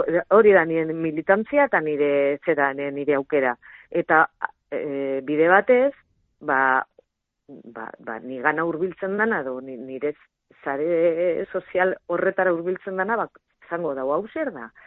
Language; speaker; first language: Basque; non-native, local second language; Spanish